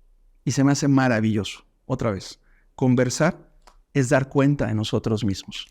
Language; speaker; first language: Spanish; native; Spanish